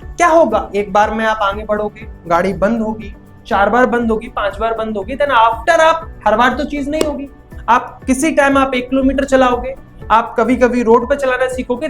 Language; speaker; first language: Hindi; native; Hindi